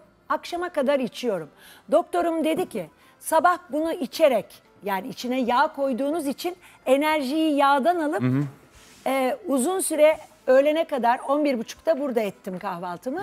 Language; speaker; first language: Turkish; native; Turkish